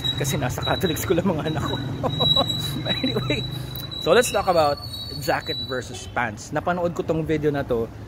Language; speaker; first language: Filipino; native; Filipino